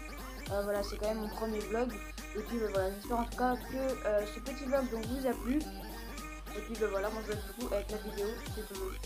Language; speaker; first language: French; native; French